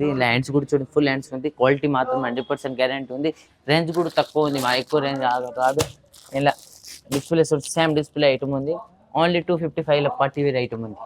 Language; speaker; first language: Telugu; non-native, local second language; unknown